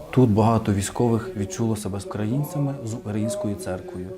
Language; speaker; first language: Ukrainian; native; Ukrainian